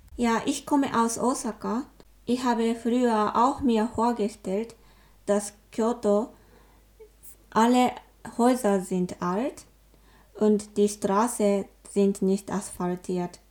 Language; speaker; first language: German; non-native, learner; Japanese